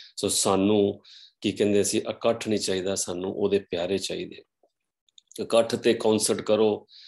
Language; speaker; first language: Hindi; non-native, local second language; Punjabi